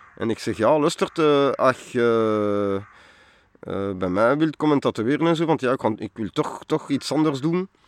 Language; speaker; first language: Dutch; non-native, local second language; French